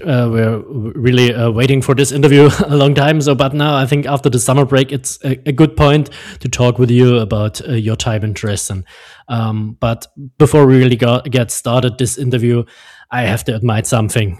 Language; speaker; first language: English; non-native, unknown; German